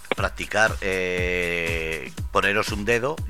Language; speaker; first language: Spanish; native; Spanish